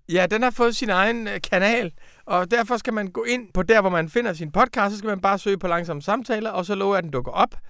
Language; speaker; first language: Danish; native; Danish